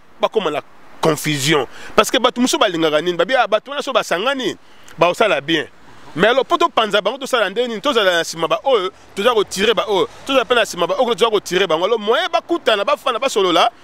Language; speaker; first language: Lingala; non-native, local second language; Kongo